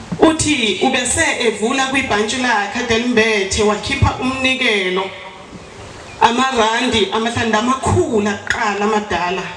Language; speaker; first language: Zulu; native; Zulu